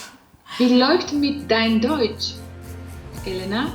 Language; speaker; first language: German; non-native, learner; Macedonian